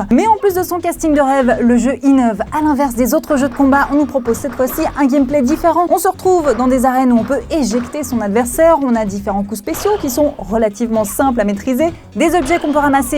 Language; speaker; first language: French; native; French